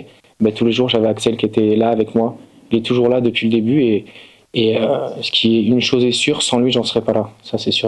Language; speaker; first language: French; native; French